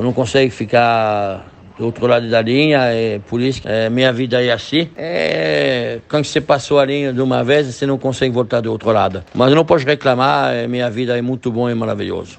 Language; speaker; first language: Portuguese; non-native, fluent; French